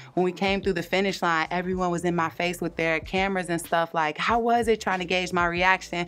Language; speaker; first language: English; native; English